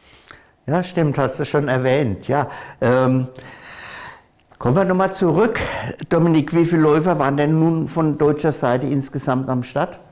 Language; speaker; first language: German; native; German